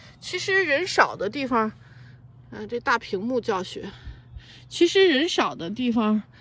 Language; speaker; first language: Chinese; native; Chinese